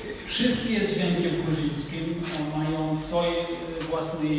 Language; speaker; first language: Polish; non-native, fluent; Georgian